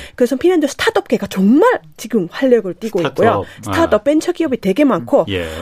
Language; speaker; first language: Korean; non-native, fluent; Finnish